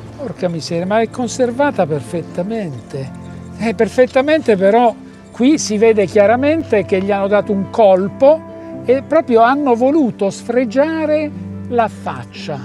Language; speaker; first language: Italian; native; Italian